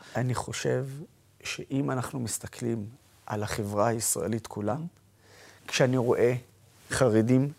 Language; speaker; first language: Hebrew; non-native, local second language; Arabic